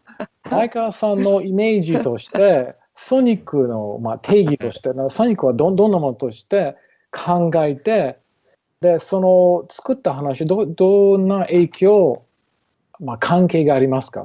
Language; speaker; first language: Japanese; non-native, learner; English